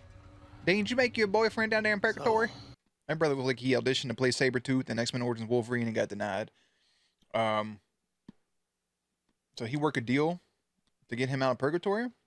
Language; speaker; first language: English; native; English